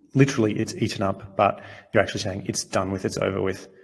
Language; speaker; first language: English; native; English